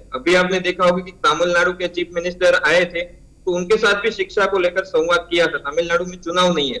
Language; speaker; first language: Hindi; non-native, local second language; Gujarati